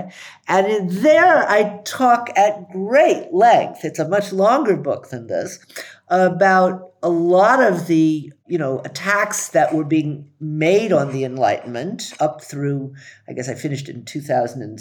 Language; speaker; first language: English; native; English